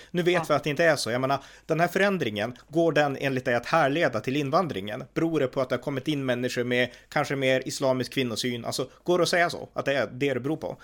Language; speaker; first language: Swedish; native; Swedish